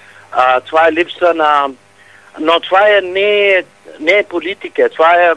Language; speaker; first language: Bulgarian; non-native, fluent; Arabic